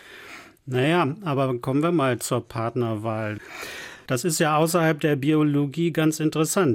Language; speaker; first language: German; native; German